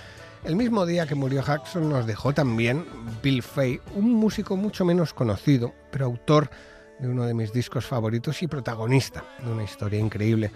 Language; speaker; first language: Spanish; native; Spanish